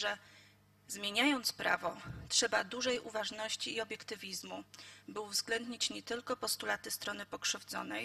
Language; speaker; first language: Polish; native; Polish